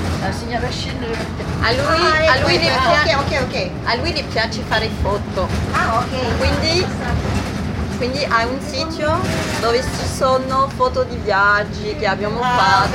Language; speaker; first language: Italian; non-native, learner; French